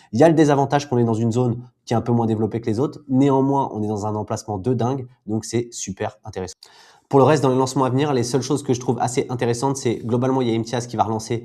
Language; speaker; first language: French; native; French